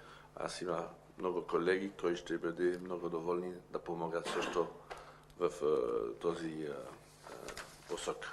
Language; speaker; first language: Bulgarian; non-native, learner; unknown